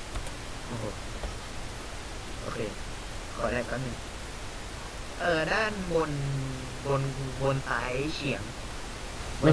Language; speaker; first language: Thai; native; Thai